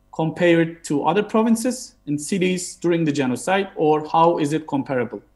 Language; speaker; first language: English; non-native, fluent; Turkish